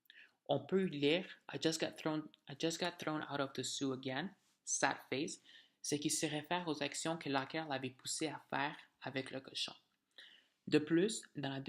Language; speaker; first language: French; native; French